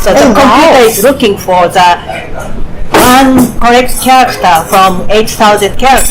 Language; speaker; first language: English; non-native, fluent; Japanese